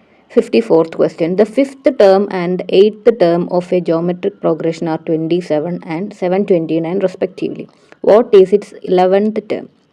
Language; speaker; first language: English; non-native, local second language; Malayalam